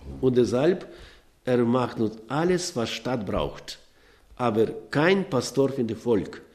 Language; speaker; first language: German; non-native, learner; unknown